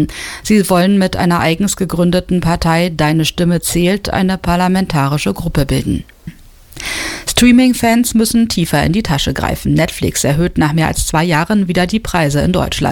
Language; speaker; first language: German; native; German